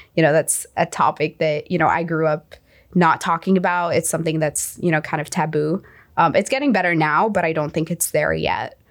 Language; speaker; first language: English; non-native, fluent; Arabic